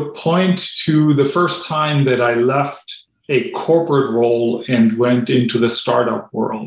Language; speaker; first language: English; non-native, fluent; German